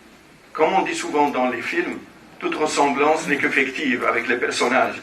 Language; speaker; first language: French; non-native, local second language; Arabic